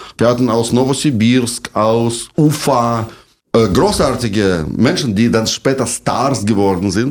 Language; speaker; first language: German; non-native, fluent; Russian